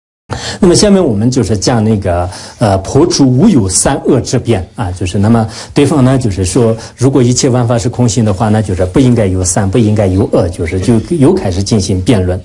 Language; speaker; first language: Chinese; non-native, local second language; Tibetan